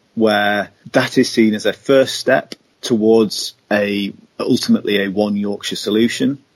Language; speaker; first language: English; native; English